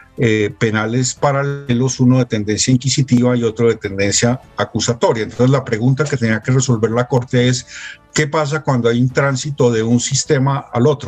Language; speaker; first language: Spanish; native; Spanish